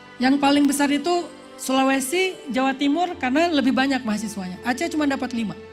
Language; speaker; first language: Indonesian; native; Indonesian